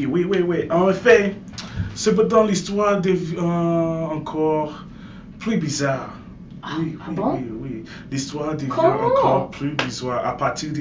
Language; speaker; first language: French; non-native, learner; English